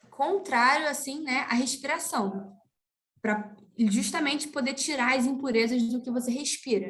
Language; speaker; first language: Portuguese; native; Portuguese